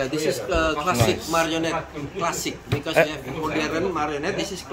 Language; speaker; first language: English; non-native, learner; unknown